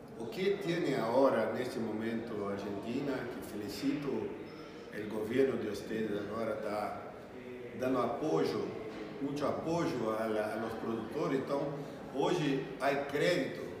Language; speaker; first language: Spanish; non-native, learner; Portuguese